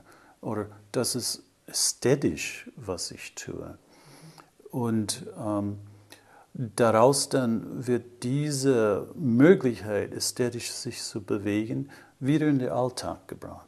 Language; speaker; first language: German; non-native, fluent; English